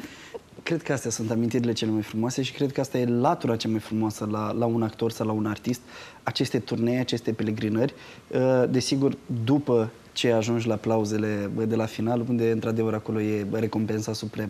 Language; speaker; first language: Romanian; native; Romanian